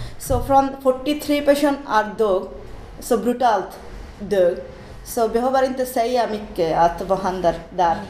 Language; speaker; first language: Swedish; non-native, learner; Bangla